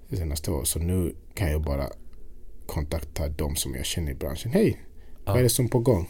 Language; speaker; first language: Swedish; non-native, fluent; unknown